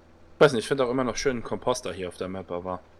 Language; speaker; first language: German; native; German